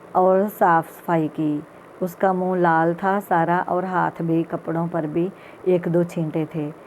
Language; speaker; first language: Hindi; non-native, local second language; Punjabi